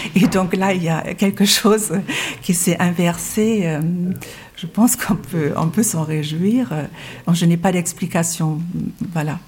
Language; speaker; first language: French; non-native, fluent; German